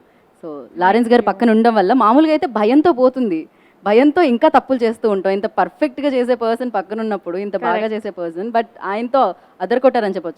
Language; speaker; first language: Telugu; native; Telugu